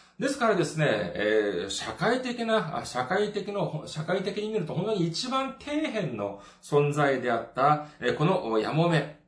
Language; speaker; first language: Japanese; non-native, fluent; Korean